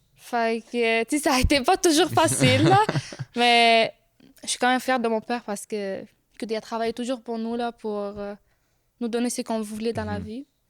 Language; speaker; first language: French; early bilingual, other home language; Arabic